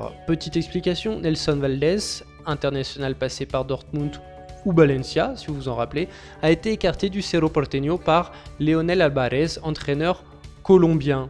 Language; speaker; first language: French; native; French